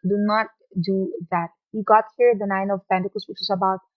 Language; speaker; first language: English; non-native, local second language; Filipino